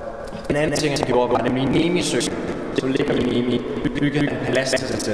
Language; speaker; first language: Danish; native; Danish